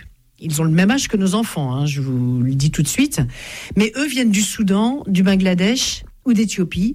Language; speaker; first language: French; native; French